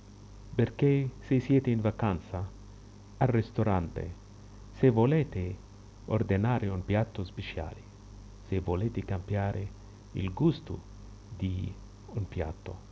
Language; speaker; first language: Italian; non-native, fluent; Arabic